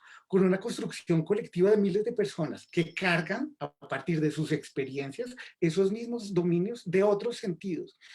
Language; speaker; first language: Spanish; native; Spanish